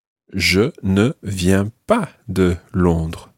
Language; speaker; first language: French; non-native, fluent; English